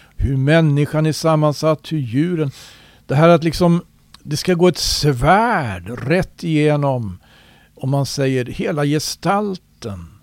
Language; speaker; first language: Swedish; native; Swedish